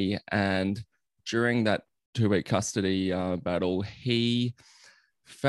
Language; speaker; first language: English; native; English